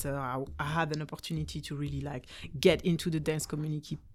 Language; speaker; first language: English; non-native, fluent; French